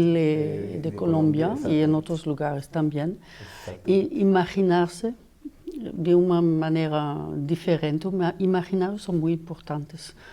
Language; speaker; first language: Spanish; non-native, fluent; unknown